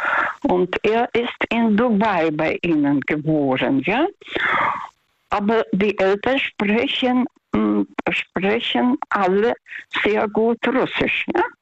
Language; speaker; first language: German; non-native, fluent; Russian